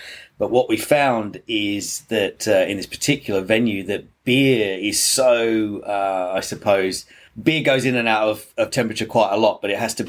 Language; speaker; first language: English; native; English